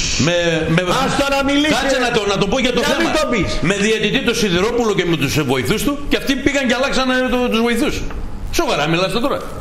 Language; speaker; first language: Greek; native; Greek